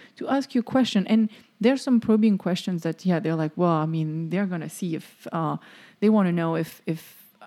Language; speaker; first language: English; non-native, fluent; French